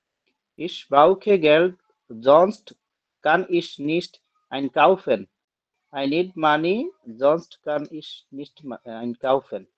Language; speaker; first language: German; non-native, learner; Bangla